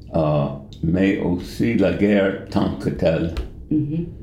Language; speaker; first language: French; non-native, fluent; English